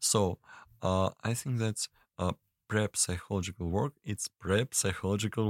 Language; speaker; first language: English; non-native, learner; Russian